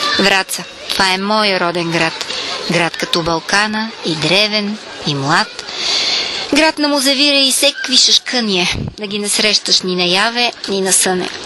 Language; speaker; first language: Bulgarian; native; Bulgarian